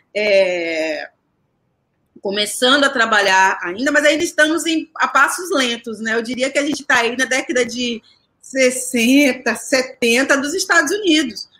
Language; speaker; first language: Portuguese; native; Portuguese